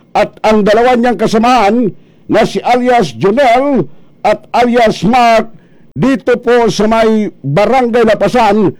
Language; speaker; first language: Filipino; non-native, local second language; Cebuano